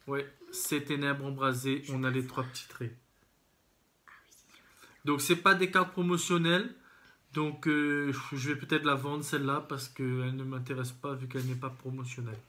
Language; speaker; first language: French; native; French